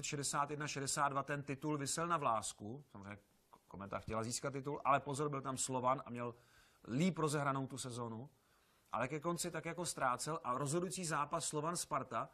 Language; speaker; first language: Czech; native; Czech